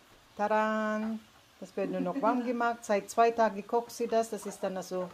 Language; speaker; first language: German; non-native, learner; Filipino